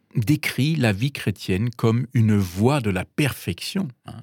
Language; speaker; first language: French; non-native, fluent; German